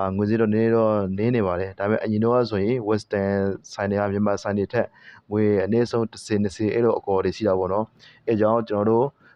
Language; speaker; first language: Burmese; native; Burmese